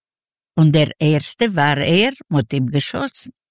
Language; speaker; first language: German; non-native, learner; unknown